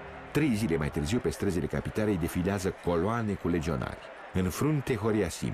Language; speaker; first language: Romanian; native; Romanian